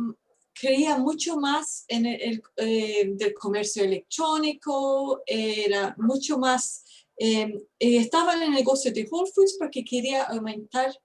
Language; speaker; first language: Spanish; non-native, fluent; English